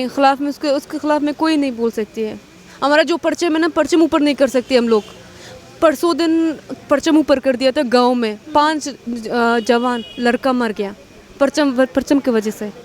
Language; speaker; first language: Hindi; non-native, learner; Persian